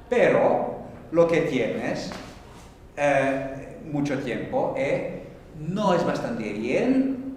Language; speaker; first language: Spanish; non-native, fluent; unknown